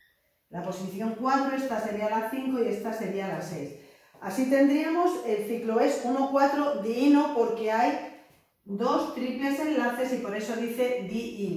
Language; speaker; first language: Spanish; native; Spanish